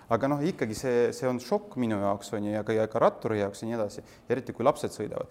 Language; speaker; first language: Estonian; non-native, local second language; Russian